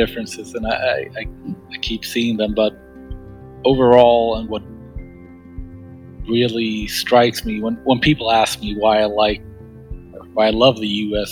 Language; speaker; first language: English; non-native, fluent; Swedish